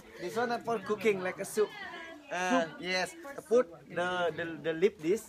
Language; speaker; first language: English; non-native, learner; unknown